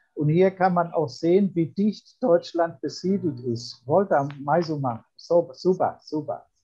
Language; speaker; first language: German; native; German